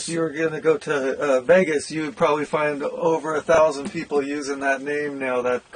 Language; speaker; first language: English; native; English